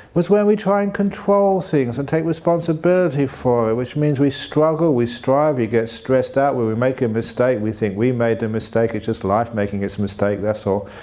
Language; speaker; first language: English; native; English